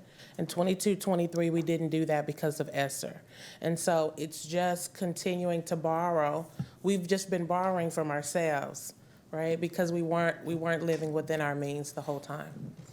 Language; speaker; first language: English; native; English